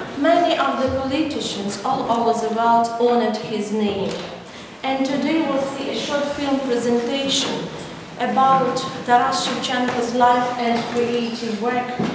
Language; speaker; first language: English; non-native, fluent; Ukrainian